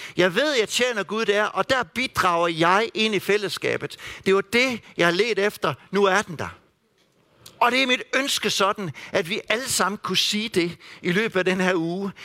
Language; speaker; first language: Danish; native; Danish